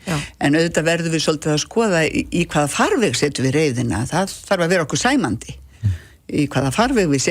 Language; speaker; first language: Icelandic; native; Icelandic